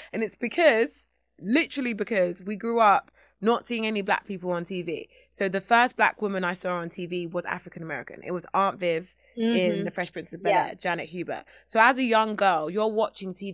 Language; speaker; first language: English; native; English